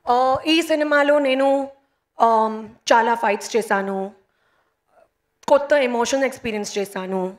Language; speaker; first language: Telugu; non-native, learner; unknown